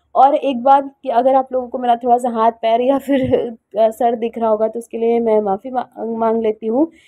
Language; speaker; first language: Hindi; native; Hindi